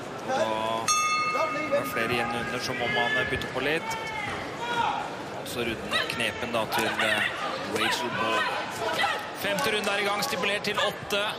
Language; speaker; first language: Norwegian; native; Norwegian